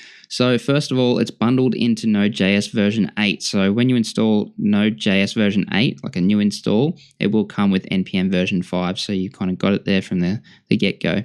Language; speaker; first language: English; native; English